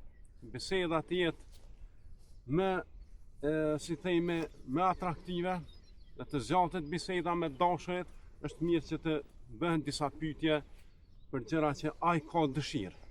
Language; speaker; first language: Albanian; native; Albanian